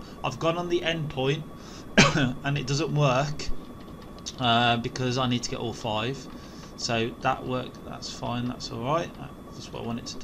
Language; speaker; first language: English; native; English